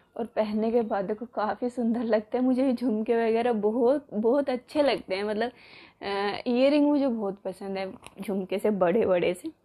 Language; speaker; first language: Hindi; native; Hindi